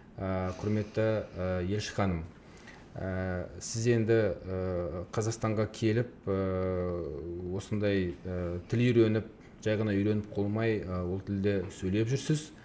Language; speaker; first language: Kazakh; native; Kazakh